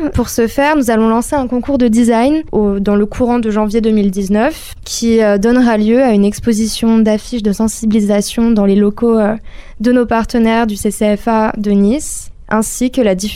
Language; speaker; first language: French; native; French